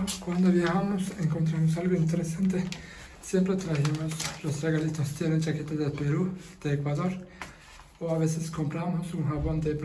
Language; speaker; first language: Spanish; non-native, fluent; Turkish